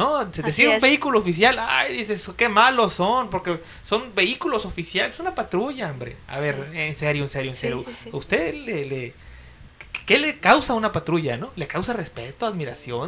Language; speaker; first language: Spanish; native; Spanish